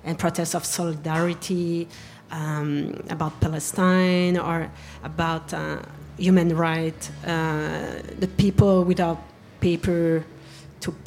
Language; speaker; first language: English; non-native, learner; French